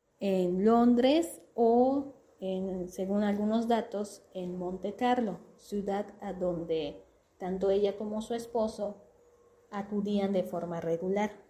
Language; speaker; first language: Spanish; native; Spanish